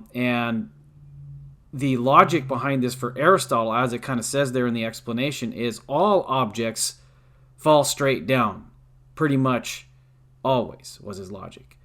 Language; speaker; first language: English; native; English